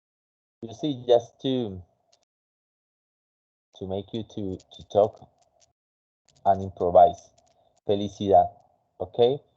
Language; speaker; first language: English; non-native, fluent; Spanish